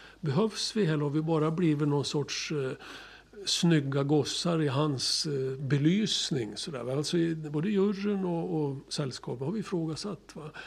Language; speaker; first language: Swedish; native; Swedish